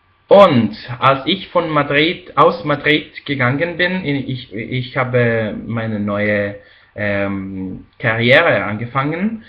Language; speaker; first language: German; non-native, fluent; Spanish